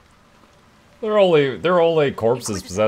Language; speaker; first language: English; native; English